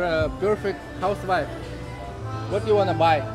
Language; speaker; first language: English; non-native, learner; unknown